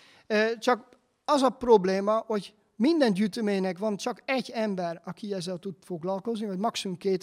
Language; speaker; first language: Hungarian; non-native, fluent; Dutch